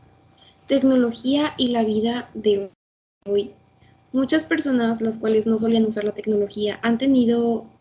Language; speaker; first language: Spanish; native; Spanish